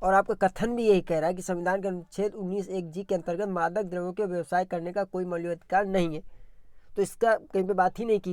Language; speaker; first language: Hindi; native; Hindi